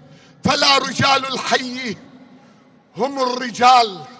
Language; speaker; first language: Arabic; native; Arabic